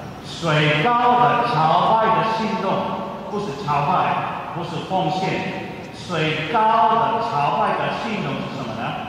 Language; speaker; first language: Chinese; non-native, fluent; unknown